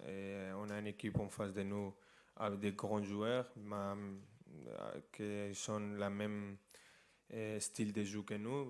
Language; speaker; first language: French; non-native, fluent; Spanish